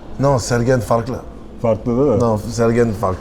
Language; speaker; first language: Turkish; non-native, learner; French